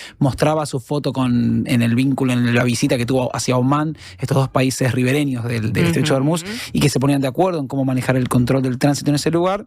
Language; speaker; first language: Spanish; native; Spanish